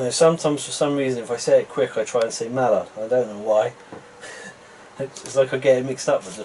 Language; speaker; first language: English; native; English